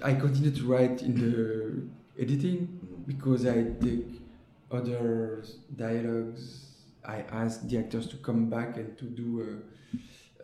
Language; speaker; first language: English; non-native, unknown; French